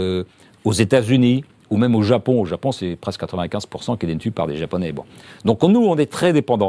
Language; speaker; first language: French; native; French